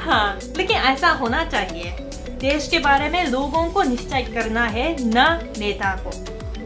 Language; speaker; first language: Hindi; non-native, fluent; Japanese